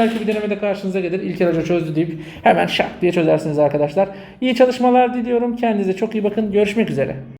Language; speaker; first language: Turkish; native; Turkish